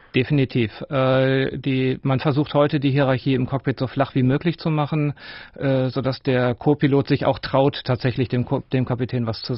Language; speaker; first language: German; native; German